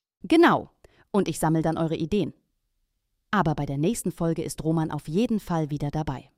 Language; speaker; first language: German; native; German